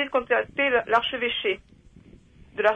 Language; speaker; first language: French; native; French